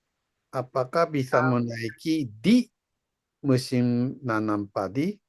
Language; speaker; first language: Indonesian; non-native, fluent; Japanese